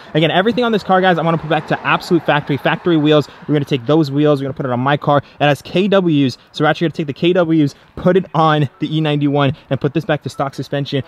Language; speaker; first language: English; native; English